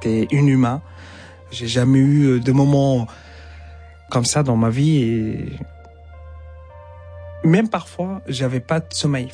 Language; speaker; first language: French; non-native, fluent; Arabic